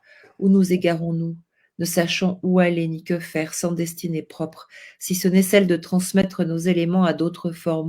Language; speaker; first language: French; native; French